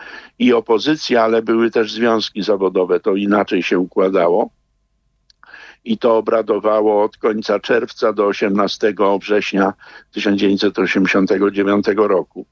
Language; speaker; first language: Polish; native; Polish